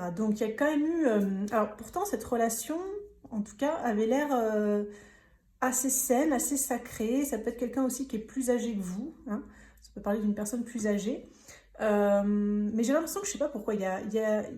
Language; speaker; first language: French; native; French